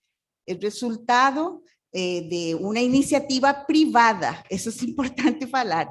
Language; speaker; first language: Portuguese; non-native, fluent; Spanish